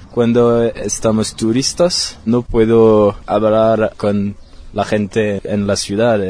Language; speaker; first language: Spanish; non-native, learner; French